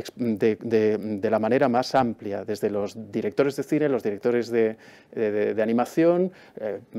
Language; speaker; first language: Spanish; native; Spanish